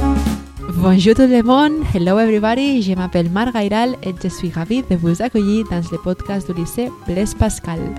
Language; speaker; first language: French; non-native, fluent; Spanish